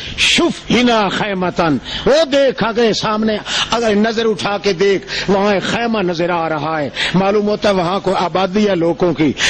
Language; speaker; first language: Urdu; non-native, local second language; Saraiki